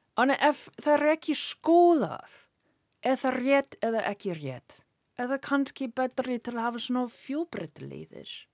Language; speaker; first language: Icelandic; non-native, learner; English